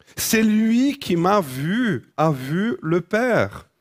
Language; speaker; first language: French; non-native, fluent; Portuguese